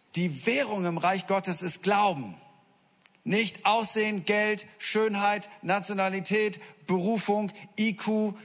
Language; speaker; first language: German; native; German